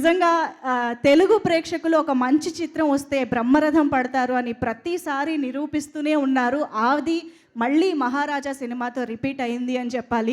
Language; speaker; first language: Telugu; native; Telugu